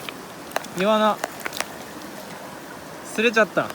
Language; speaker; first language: Japanese; native; Japanese